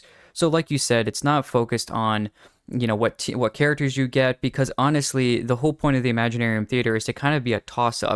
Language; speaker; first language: English; native; English